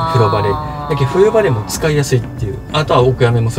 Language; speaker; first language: Japanese; native; Japanese